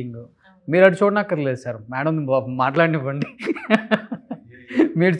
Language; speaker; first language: Telugu; native; Telugu